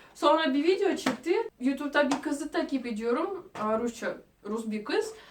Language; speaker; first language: Turkish; non-native, fluent; Russian